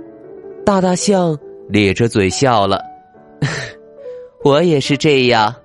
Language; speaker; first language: Chinese; native; Chinese